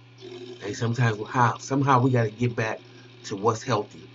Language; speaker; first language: English; native; English